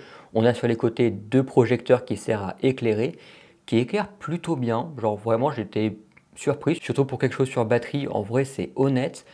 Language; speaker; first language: French; native; French